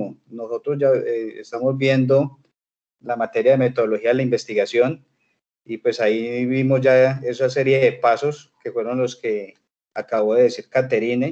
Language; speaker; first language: Spanish; native; Spanish